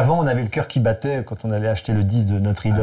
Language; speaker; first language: French; native; French